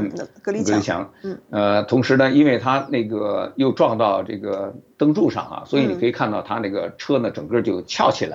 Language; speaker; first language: Chinese; native; Chinese